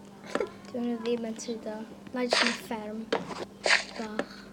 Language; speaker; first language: Welsh; non-native, local second language; English